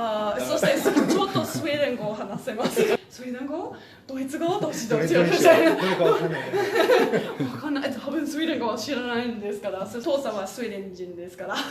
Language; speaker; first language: Japanese; non-native, learner; English